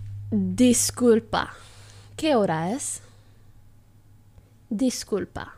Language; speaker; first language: Spanish; non-native, learner; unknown